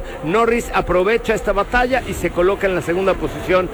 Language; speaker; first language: Spanish; native; Spanish